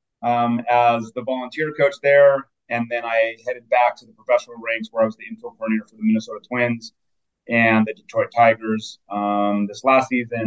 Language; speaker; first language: English; native; English